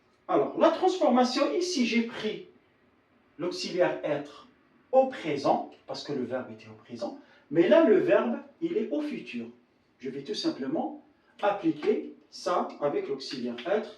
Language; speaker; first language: French; non-native, local second language; Arabic